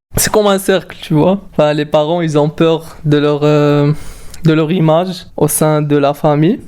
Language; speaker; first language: French; non-native, local second language; Arabic